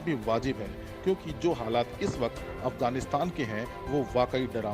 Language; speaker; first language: Hindi; native; Hindi